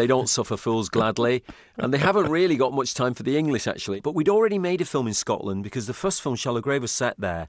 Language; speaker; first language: English; native; English